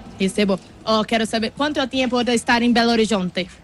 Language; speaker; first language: Spanish; non-native, learner; Portuguese